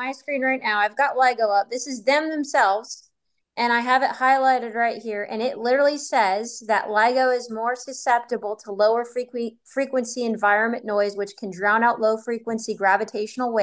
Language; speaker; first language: English; native; English